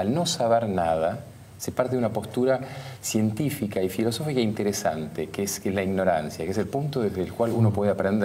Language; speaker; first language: Spanish; native; Spanish